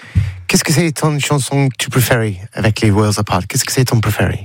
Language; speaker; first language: French; non-native, learner; English